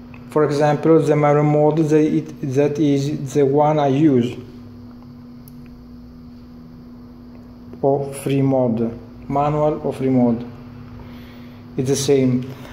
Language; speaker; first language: English; non-native, learner; Italian